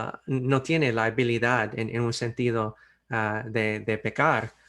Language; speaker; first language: Spanish; non-native, fluent; English